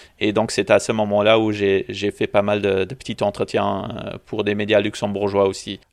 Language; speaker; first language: French; non-native, local second language; English